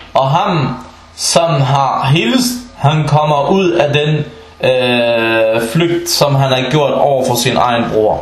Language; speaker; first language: Danish; non-native, local second language; Arabic